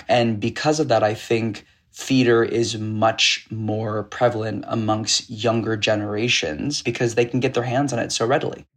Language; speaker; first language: English; native; English